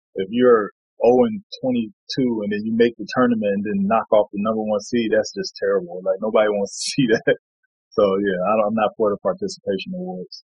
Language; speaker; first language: English; native; English